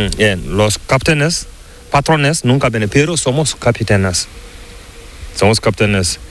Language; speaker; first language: Spanish; non-native, learner; Fula